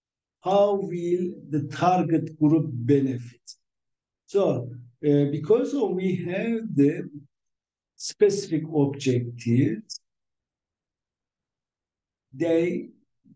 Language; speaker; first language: English; non-native, fluent; Turkish